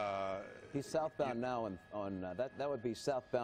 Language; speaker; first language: English; native; English